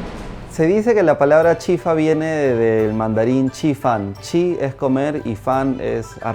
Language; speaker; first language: Spanish; native; Spanish